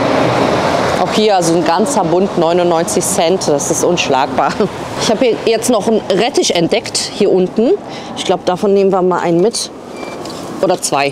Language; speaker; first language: German; native; German